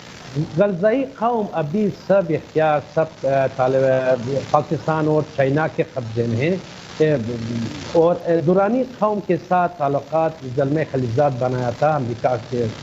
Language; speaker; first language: Hindi; non-native, fluent; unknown